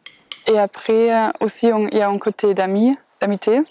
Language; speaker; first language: French; non-native, fluent; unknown